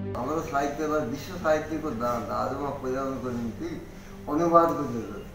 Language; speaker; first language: Nepali; native; Nepali